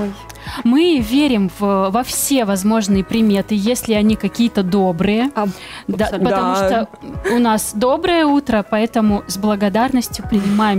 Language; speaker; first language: Russian; native; Russian